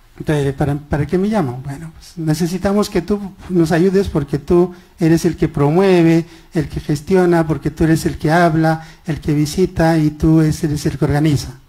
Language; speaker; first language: Spanish; non-native, local second language; Quechua